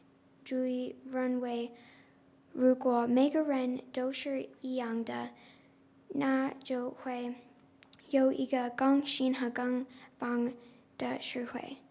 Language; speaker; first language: Chinese; non-native, learner; English